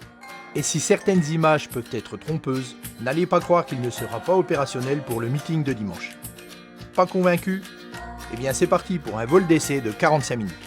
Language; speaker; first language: French; native; French